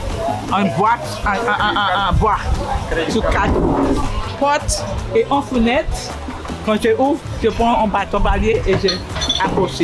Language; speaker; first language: French; non-native, local second language; English